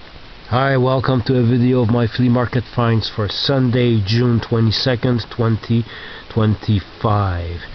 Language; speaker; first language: English; non-native, local second language; French